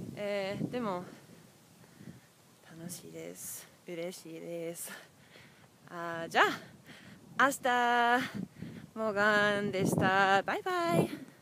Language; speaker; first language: Japanese; non-native, learner; English